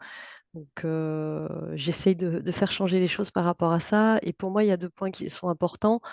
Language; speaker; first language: French; native; French